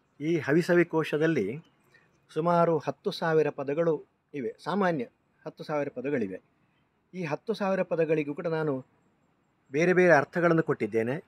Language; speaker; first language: Kannada; native; Kannada